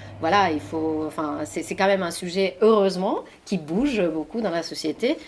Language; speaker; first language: French; non-native, fluent; Finnish